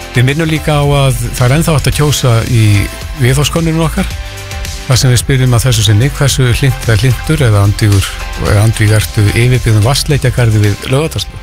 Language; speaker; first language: Icelandic; native; Icelandic